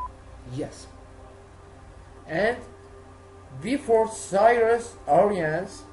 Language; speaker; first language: English; non-native, learner; Persian